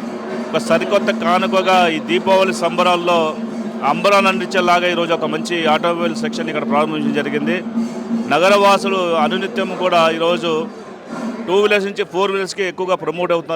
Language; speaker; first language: Telugu; native; Telugu